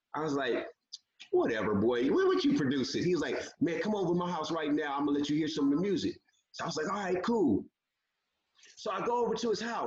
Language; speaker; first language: English; native; English